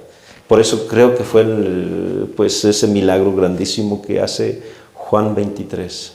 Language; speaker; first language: Spanish; native; Spanish